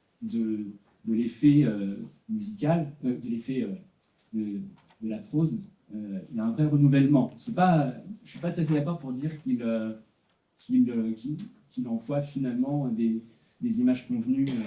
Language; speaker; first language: French; native; French